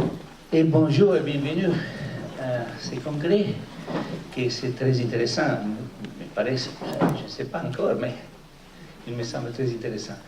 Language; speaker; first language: French; non-native, fluent; Italian